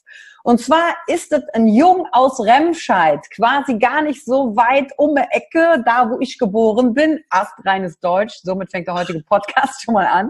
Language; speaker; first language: German; native; German